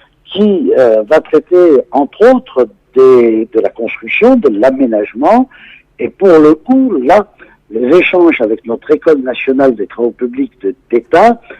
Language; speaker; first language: French; native; French